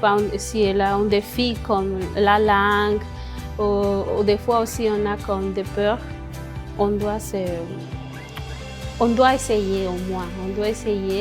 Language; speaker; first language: French; non-native, fluent; Spanish